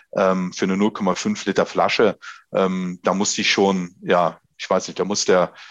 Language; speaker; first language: German; native; German